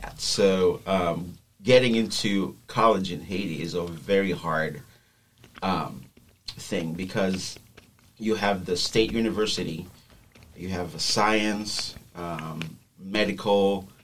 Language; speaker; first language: English; non-native, fluent; Haitian Creole